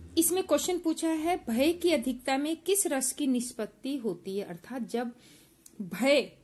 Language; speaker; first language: Hindi; native; Hindi